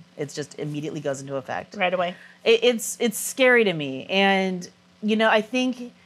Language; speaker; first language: English; native; English